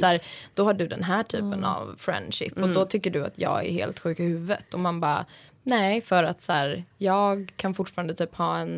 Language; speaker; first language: Swedish; native; Swedish